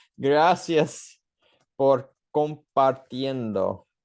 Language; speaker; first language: Spanish; early bilingual, heritage; English